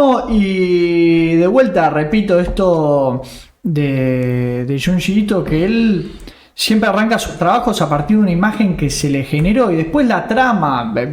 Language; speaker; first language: Spanish; native; Spanish